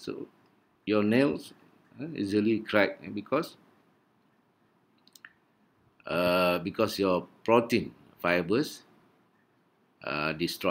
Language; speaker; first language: English; non-native, local second language; Malay